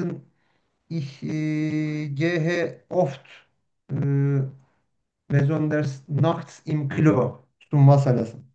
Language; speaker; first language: German; non-native, learner; Turkish